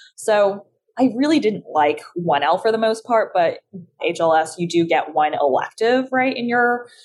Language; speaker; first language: English; early bilingual, other home language; Chinese